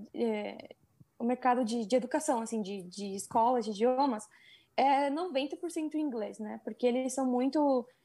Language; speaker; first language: Portuguese; native; Portuguese